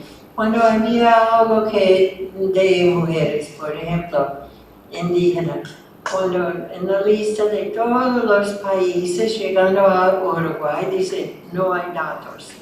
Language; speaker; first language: Spanish; non-native, fluent; English